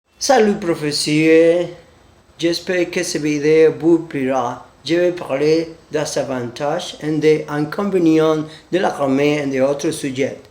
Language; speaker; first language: French; non-native, learner; Spanish